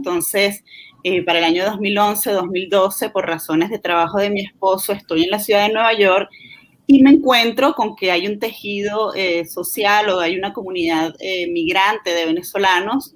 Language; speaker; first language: Spanish; native; Spanish